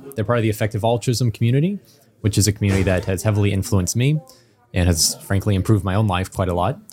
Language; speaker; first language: English; native; English